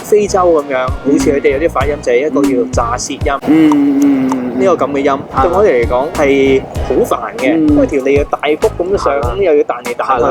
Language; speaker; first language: Cantonese; native; Cantonese